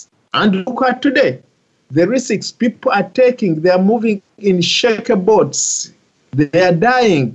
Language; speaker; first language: English; non-native, local second language; Ganda